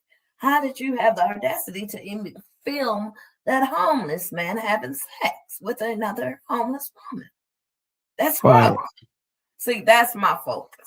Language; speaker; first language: English; native; English